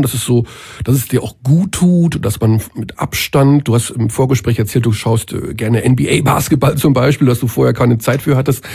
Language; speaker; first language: German; native; German